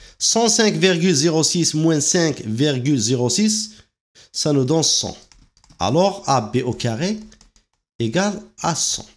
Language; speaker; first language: French; non-native, local second language; Arabic